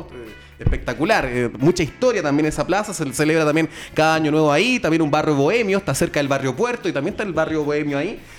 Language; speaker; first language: Spanish; native; Spanish